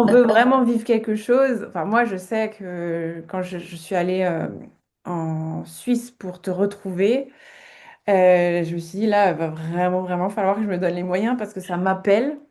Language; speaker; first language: French; native; French